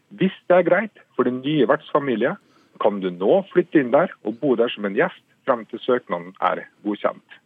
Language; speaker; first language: Norwegian; native; Norwegian